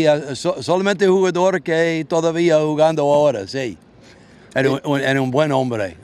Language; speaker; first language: Spanish; non-native, learner; English